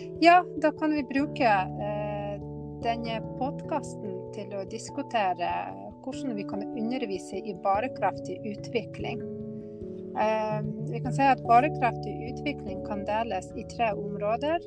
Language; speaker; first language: Norwegian; non-native, fluent; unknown